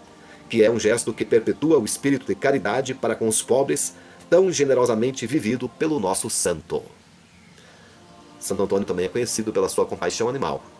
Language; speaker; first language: Portuguese; native; Portuguese